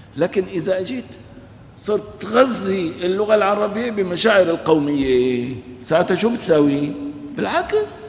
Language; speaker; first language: Arabic; non-native, local second language; Kurdish